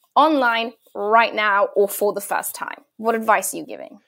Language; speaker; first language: English; native; English